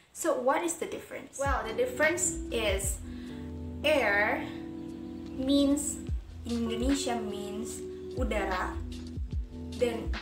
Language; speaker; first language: English; non-native, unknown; Indonesian